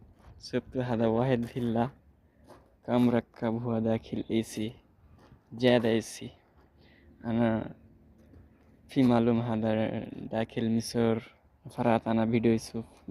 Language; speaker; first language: Arabic; non-native, learner; Bangla